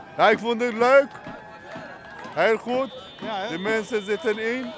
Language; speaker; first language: Dutch; non-native, learner; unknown